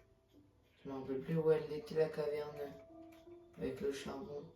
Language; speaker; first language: French; native; French